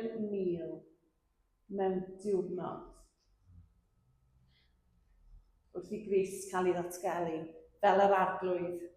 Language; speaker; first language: Welsh; native; Welsh